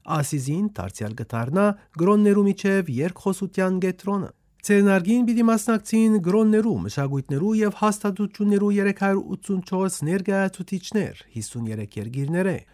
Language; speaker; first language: Armenian; native; Armenian